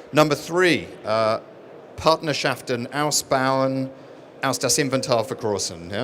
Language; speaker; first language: German; non-native, learner; English